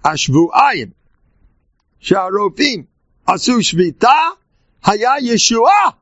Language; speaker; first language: Hebrew; non-native, fluent; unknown